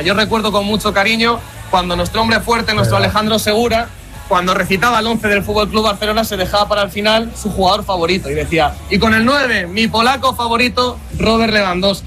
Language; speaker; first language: Spanish; native; Spanish